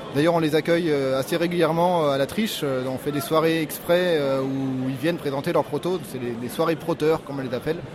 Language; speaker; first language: French; native; French